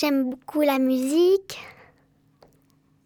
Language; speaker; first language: French; non-native, learner; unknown